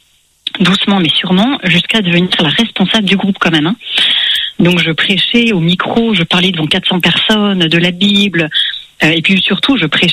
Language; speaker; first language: French; native; French